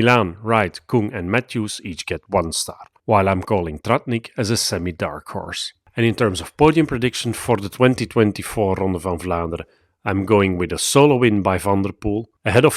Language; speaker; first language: English; non-native, fluent; Dutch